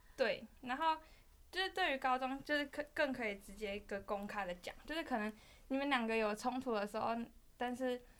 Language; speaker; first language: Chinese; native; Chinese